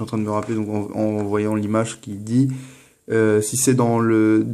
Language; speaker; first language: French; native; French